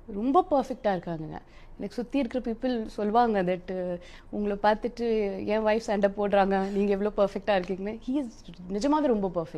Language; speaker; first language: Tamil; non-native, fluent; Punjabi